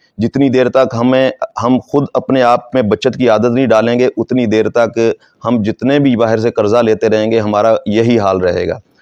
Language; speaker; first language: Urdu; non-native, local second language; Saraiki